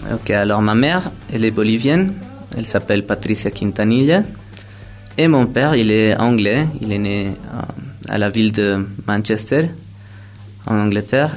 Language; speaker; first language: French; non-native, fluent; Spanish